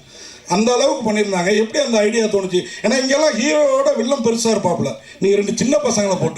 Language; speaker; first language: Tamil; native; Tamil